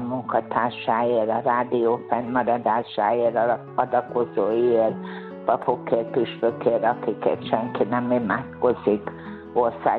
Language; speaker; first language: Hungarian; native; Hungarian